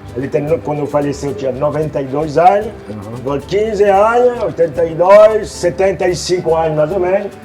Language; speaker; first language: Portuguese; non-native, fluent; French